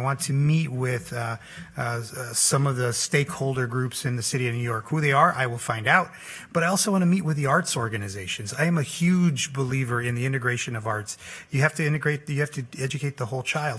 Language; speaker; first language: English; early bilingual, other home language; Spanish